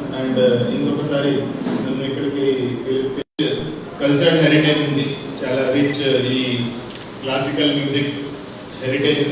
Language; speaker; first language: Telugu; non-native, fluent; Hindi